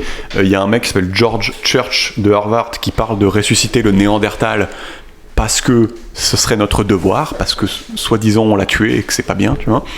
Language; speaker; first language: French; native; French